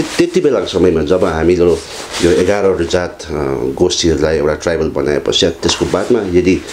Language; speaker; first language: Nepali; native; Nepali